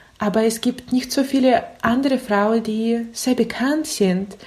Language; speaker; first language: German; non-native, learner; Russian